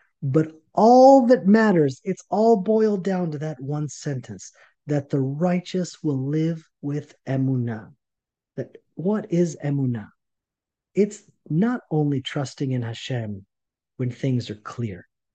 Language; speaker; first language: English; native; English